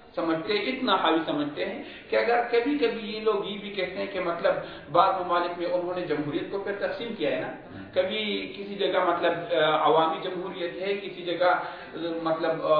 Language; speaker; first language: Urdu; non-native, local second language; Pashto